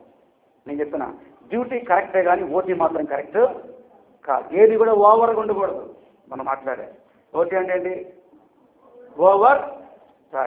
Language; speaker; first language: Telugu; native; Telugu